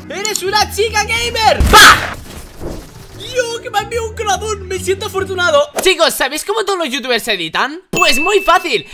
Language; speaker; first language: Spanish; native; Spanish